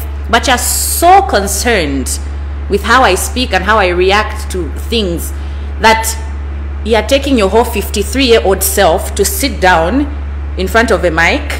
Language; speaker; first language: English; non-native, local second language; Bemba